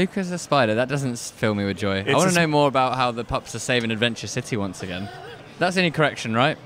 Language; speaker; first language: English; native; English